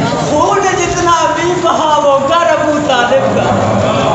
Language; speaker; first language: Urdu; native; Urdu